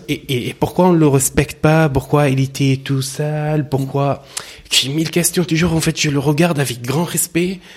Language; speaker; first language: French; non-native, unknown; Arabic